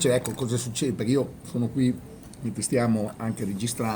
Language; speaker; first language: Italian; native; Italian